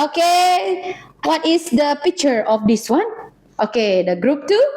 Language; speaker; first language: English; non-native, learner; Indonesian